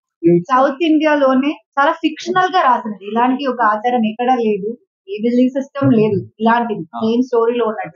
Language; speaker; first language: Telugu; non-native, local second language; Malayalam